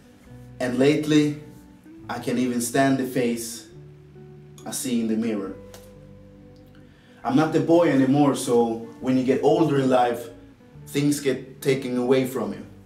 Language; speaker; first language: English; non-native, fluent; Swedish